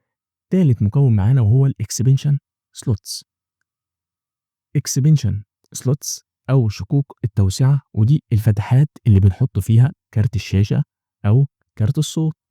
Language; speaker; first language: Arabic; native; Arabic